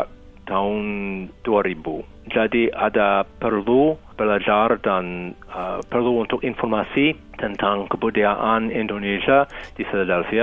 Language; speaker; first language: Indonesian; non-native, fluent; English